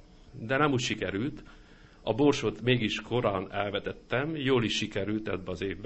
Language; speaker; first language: Hungarian; native; Hungarian